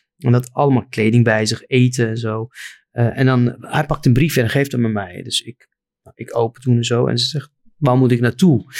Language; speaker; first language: Dutch; non-native, fluent; Arabic